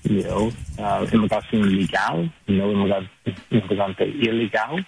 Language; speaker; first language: Spanish; non-native, learner; English